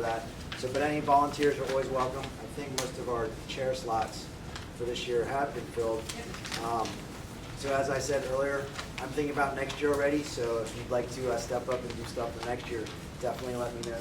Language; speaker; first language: English; native; English